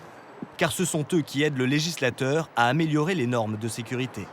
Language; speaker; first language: French; native; French